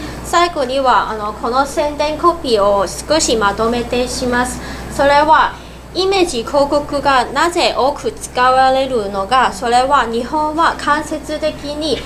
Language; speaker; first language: Japanese; non-native, learner; Cantonese